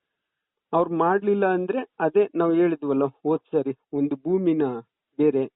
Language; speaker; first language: Kannada; native; Kannada